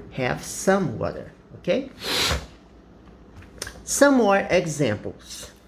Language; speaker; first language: English; non-native, fluent; Portuguese